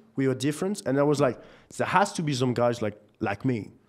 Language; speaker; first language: English; non-native, fluent; French